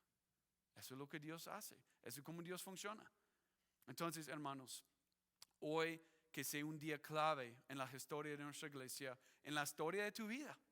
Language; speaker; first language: Spanish; non-native, fluent; English